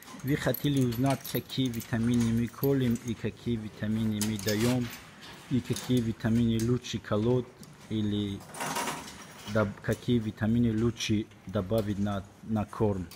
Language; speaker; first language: Russian; non-native, fluent; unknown